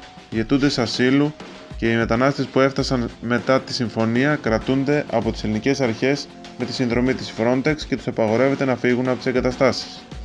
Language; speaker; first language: Greek; native; Greek